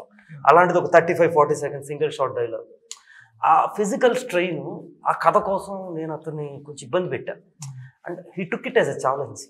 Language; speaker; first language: Telugu; native; Telugu